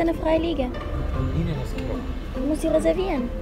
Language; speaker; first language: German; native; German